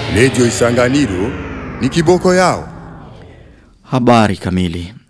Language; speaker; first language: Swahili; non-native, local second language; Rundi